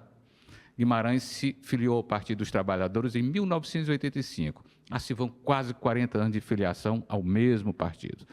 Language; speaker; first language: Portuguese; native; Portuguese